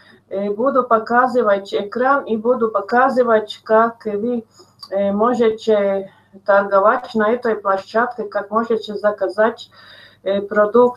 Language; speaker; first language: Russian; non-native, local second language; Latvian